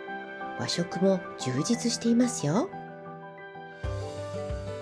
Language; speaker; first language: Japanese; native; Japanese